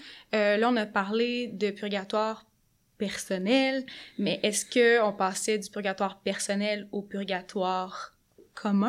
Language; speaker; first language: French; native; French